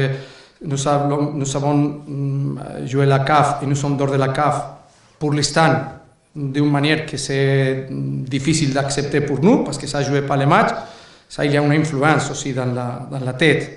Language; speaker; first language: French; non-native, learner; Spanish